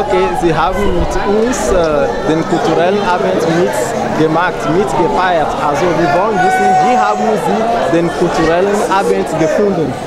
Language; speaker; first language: German; non-native, learner; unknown